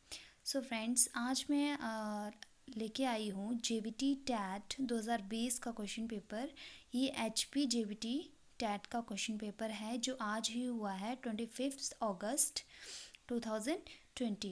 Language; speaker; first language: Hindi; native; Hindi